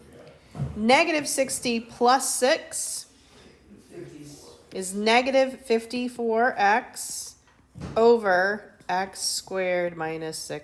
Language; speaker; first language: English; native; English